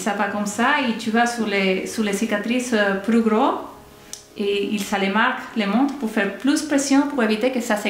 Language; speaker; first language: French; non-native, fluent; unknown